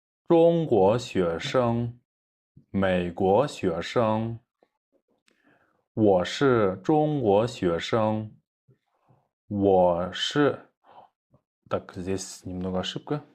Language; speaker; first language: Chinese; non-native, fluent; Kyrgyz